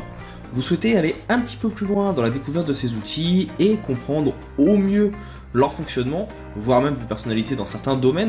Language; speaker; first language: French; native; French